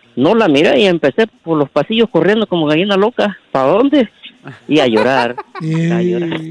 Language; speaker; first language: Spanish; native; Spanish